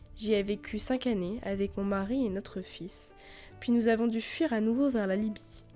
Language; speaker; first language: French; native; French